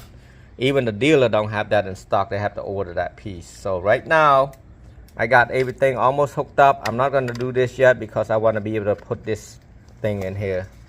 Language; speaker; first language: English; non-native, local second language; Khmer